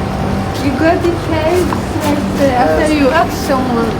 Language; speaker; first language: English; non-native, learner; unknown